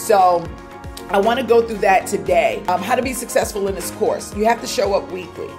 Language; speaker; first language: English; native; English